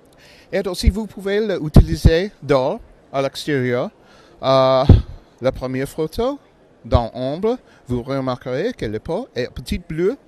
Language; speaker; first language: French; non-native, learner; English